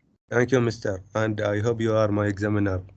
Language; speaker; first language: English; non-native, learner; Arabic